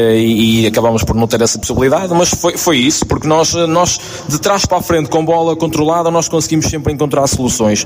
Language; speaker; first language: Portuguese; native; Portuguese